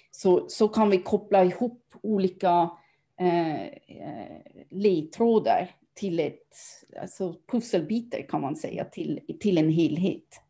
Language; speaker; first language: Swedish; non-native, fluent; German